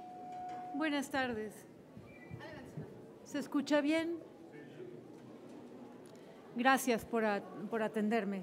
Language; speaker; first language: Spanish; native; Spanish